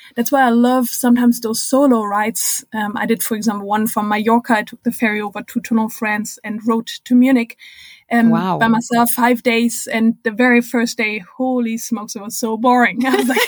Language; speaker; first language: English; non-native, fluent; German